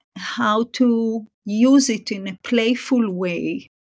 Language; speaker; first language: English; non-native, fluent; Hebrew